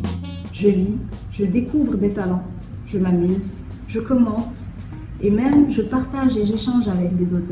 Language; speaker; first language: French; native; French